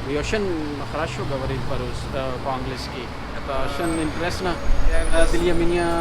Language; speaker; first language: Russian; non-native, learner; Urdu